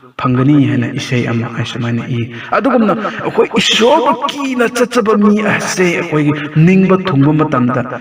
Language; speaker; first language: Manipuri; non-native, local second language; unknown